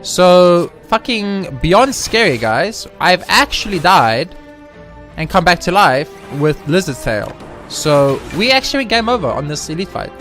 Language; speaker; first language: English; native; English